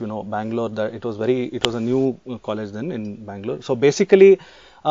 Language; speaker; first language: English; non-native, local second language; Kannada